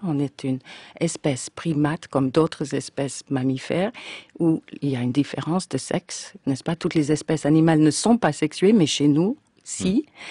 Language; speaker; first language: French; non-native, fluent; English